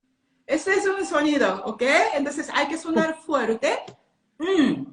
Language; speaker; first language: Spanish; non-native, learner; Japanese